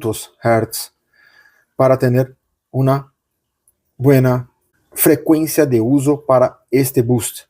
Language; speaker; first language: Spanish; non-native, local second language; Portuguese